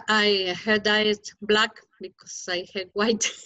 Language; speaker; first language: English; non-native, learner; Spanish